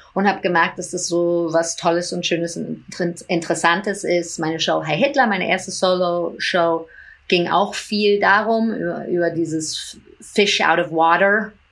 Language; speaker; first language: German; early bilingual, heritage; German